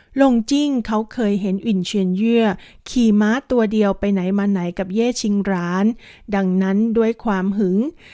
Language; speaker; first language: Thai; native; Thai